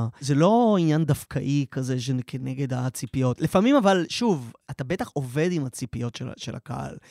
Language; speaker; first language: Hebrew; native; Hebrew